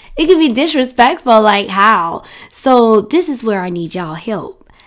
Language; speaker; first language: English; native; English